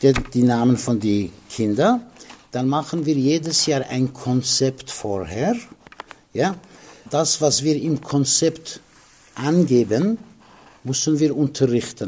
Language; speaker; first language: German; non-native, fluent; Aramaic